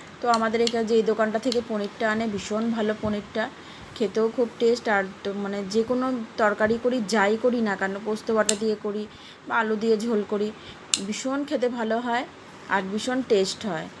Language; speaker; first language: Bangla; native; Bangla